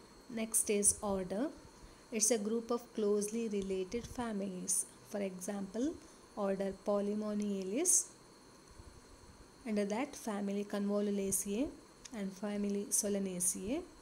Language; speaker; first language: English; non-native, local second language; Kannada